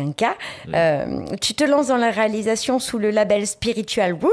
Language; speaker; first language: French; native; French